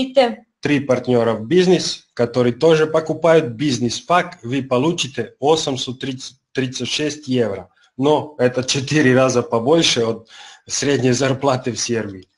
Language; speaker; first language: Russian; non-native, learner; Serbian